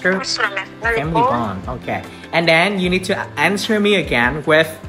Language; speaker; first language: English; non-native, fluent; Vietnamese